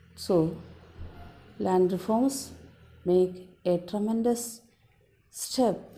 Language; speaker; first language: English; non-native, local second language; Malayalam